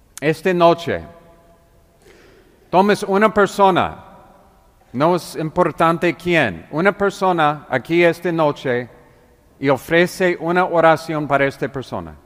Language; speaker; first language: Spanish; non-native, fluent; English